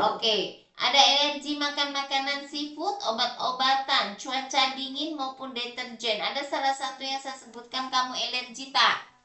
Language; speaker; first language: Indonesian; native; Indonesian